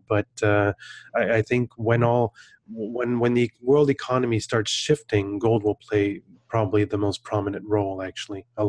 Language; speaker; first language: English; non-native, fluent; French